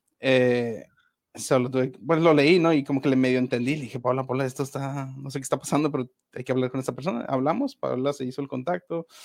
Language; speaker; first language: Spanish; native; Spanish